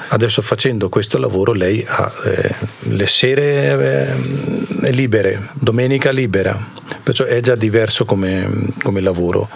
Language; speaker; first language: Italian; non-native, fluent; Hindi